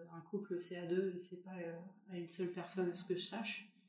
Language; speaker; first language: French; native; French